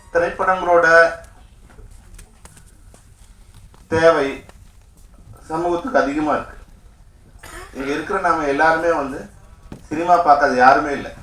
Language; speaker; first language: Tamil; native; Tamil